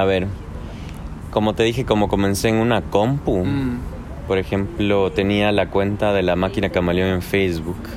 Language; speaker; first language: Spanish; native; Spanish